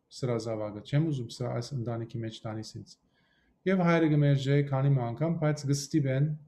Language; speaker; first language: Armenian; early bilingual, heritage; Armenian